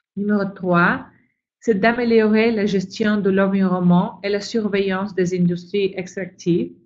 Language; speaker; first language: French; non-native, fluent; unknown